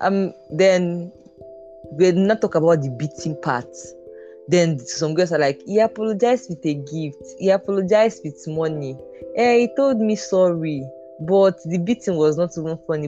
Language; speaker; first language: English; non-native, local second language; Igbo